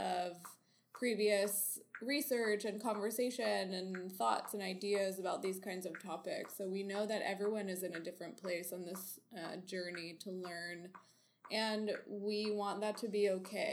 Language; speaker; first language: English; native; English